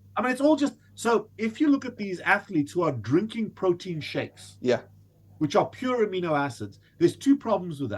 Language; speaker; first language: English; native; English